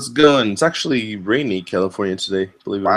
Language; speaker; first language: English; native; English